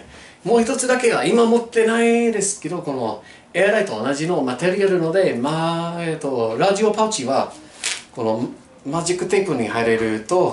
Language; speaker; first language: Japanese; non-native, learner; English